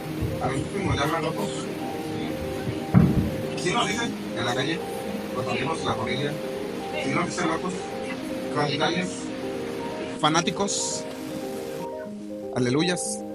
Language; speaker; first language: Spanish; native; Spanish